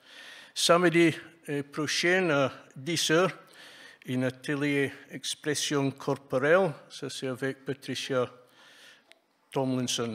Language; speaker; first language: French; non-native, fluent; English